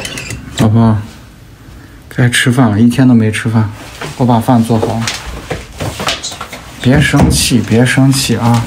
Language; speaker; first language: Chinese; native; Chinese